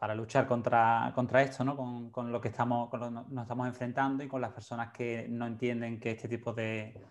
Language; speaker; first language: Spanish; native; Spanish